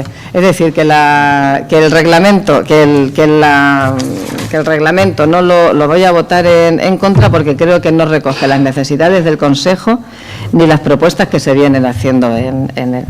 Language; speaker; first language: Spanish; native; Spanish